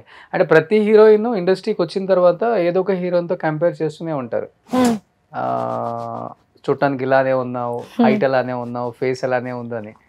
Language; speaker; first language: Telugu; native; Telugu